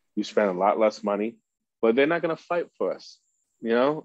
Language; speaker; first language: English; early bilingual, other home language; Spanish